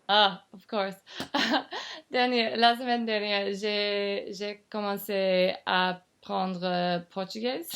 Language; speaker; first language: French; non-native, learner; English